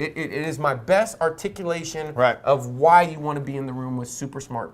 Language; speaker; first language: English; native; English